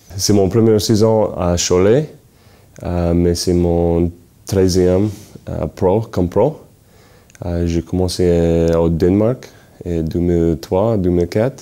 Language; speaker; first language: French; non-native, learner; English